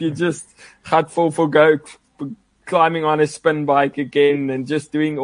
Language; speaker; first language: English; non-native, local second language; Afrikaans